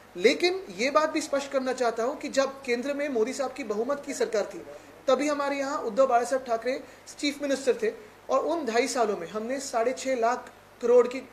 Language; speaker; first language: Hindi; non-native, local second language; Marathi